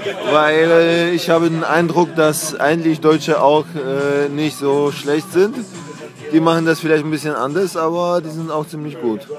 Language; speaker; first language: German; non-native, fluent; Polish